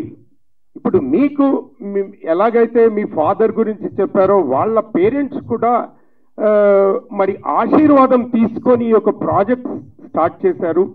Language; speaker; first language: Telugu; native; Telugu